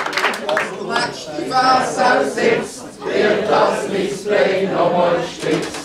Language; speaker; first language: German; native; German